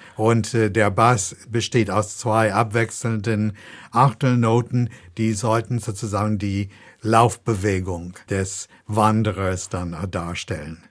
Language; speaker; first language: German; non-native, fluent; English